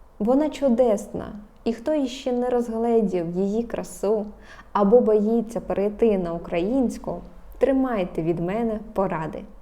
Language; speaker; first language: Ukrainian; non-native, local second language; Russian